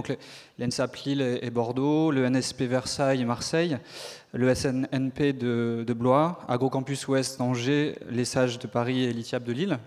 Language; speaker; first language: French; native; French